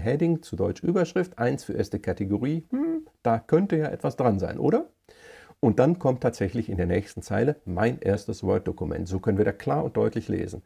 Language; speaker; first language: German; native; German